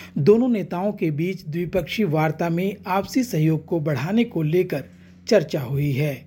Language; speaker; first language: Hindi; native; Hindi